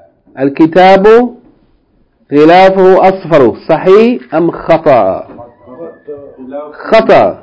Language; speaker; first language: Arabic; non-native, fluent; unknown